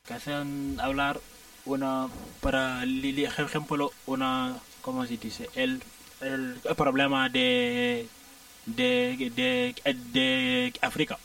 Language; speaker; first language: Spanish; non-native, learner; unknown